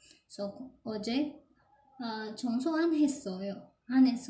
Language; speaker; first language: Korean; non-native, fluent; Filipino